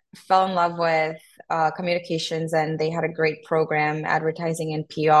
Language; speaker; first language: English; non-native, fluent; Spanish